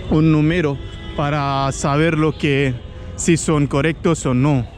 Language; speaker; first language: Spanish; non-native, learner; Hindi